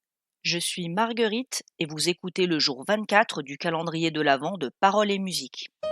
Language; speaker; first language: French; native; French